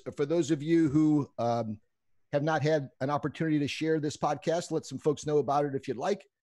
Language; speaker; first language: English; native; English